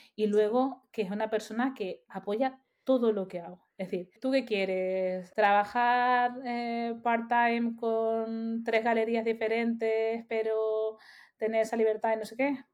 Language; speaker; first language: Spanish; native; Spanish